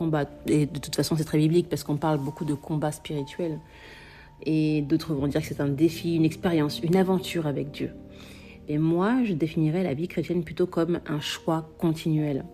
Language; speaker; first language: French; native; French